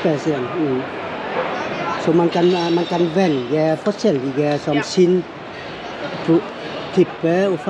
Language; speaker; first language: Danish; non-native, learner; Vietnamese